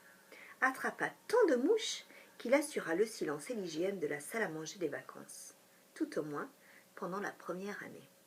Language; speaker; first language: French; native; French